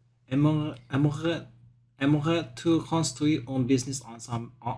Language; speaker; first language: French; non-native, learner; English